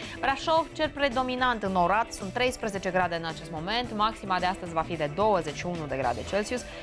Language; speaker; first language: Romanian; native; Romanian